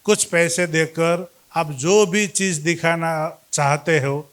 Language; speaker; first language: Hindi; non-native, local second language; Gujarati